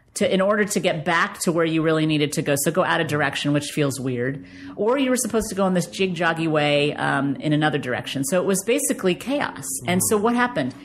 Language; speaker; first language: English; native; English